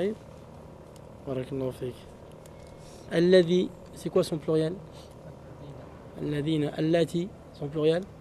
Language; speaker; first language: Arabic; non-native, fluent; French